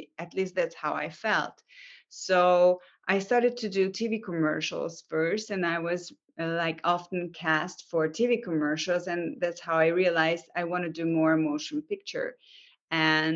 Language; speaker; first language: English; non-native, fluent; Hungarian